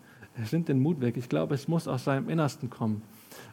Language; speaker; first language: German; native; German